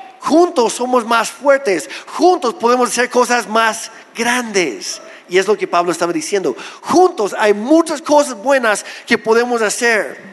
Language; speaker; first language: Spanish; non-native, fluent; English